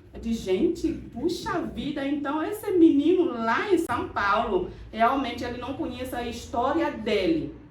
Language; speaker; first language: Portuguese; non-native, fluent; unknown